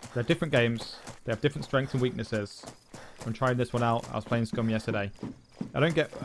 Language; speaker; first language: English; native; English